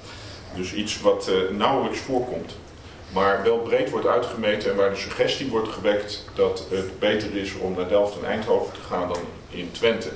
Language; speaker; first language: Dutch; native; Dutch